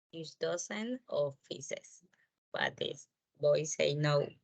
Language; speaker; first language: English; non-native, learner; Spanish